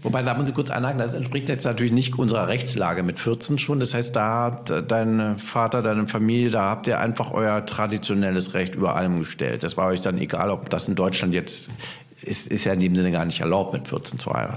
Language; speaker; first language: German; native; German